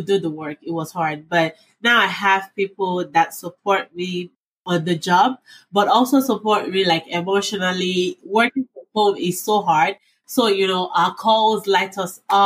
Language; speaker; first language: English; non-native, local second language; Yoruba